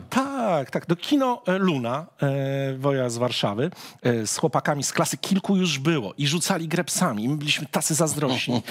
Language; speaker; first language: Polish; native; Polish